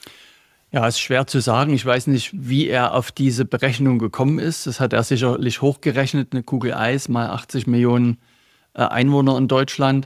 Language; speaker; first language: German; native; German